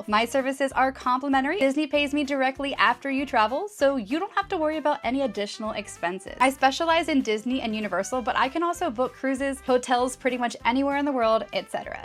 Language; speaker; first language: English; native; English